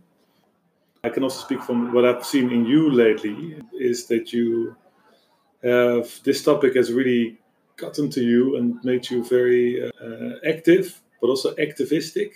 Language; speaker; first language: English; non-native, fluent; Dutch